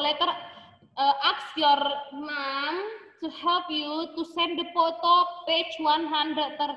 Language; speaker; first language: English; non-native, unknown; Indonesian